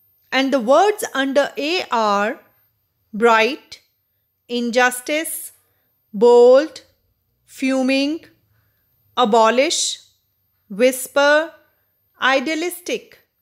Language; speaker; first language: English; non-native, local second language; Punjabi